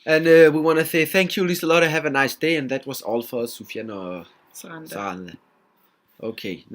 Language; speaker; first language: English; non-native, fluent; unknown